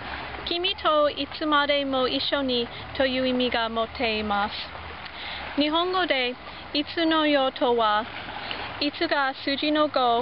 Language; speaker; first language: Japanese; non-native, learner; English